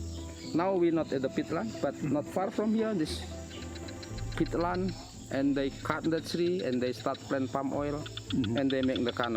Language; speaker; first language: English; non-native, learner; Indonesian